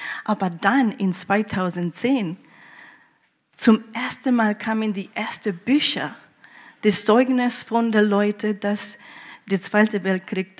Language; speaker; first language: German; early bilingual, heritage; German